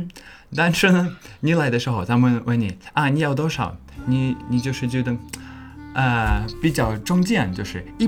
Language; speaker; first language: Chinese; non-native, learner; English